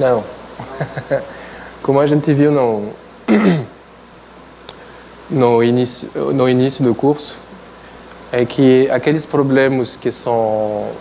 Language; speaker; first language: Portuguese; non-native, fluent; French